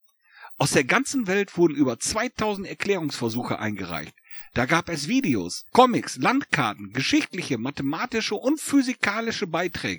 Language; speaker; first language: German; native; German